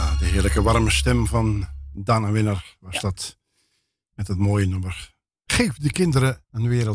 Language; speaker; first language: Dutch; native; Dutch